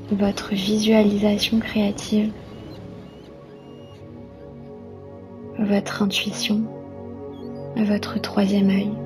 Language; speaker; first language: French; native; French